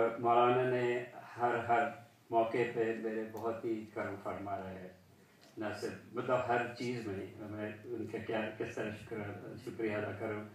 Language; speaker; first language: Urdu; early bilingual, heritage; Urdu